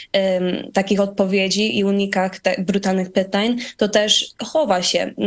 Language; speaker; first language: Polish; early bilingual, heritage; Polish